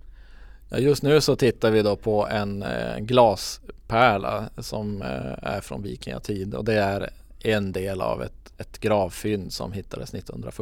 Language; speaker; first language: Swedish; native; Swedish